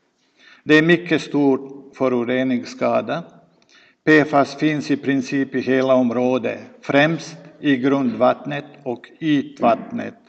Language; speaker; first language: Swedish; non-native, fluent; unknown